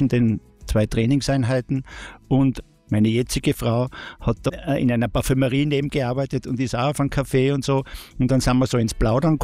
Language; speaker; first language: German; native; German